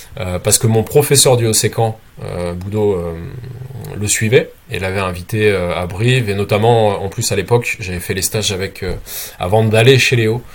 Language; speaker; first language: French; native; French